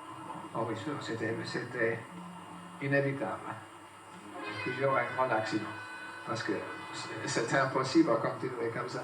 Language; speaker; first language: French; non-native, fluent; English